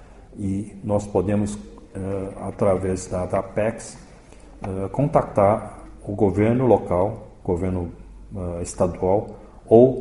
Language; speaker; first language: Portuguese; early bilingual, other home language; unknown